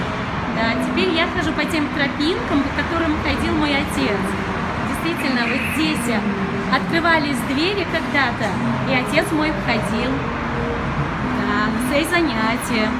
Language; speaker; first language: Russian; non-native, local second language; Kumyk